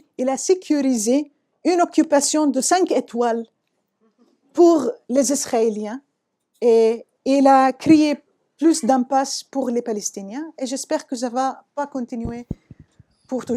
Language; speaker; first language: French; non-native, fluent; Arabic